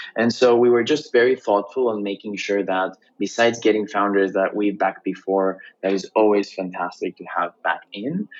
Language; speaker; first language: English; non-native, fluent; Greek